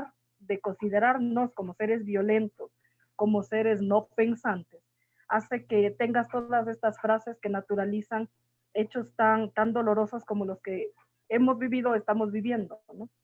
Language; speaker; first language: Spanish; native; Spanish